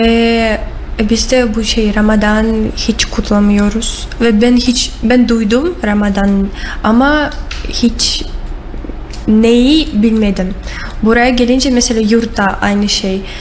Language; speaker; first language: Turkish; non-native, learner; Russian